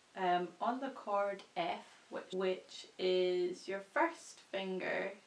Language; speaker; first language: English; native; English